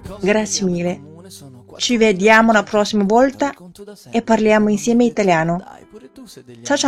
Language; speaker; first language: Italian; non-native, fluent; Chinese